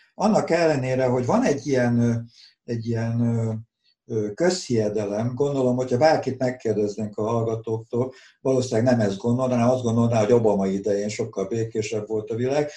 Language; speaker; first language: Hungarian; native; Hungarian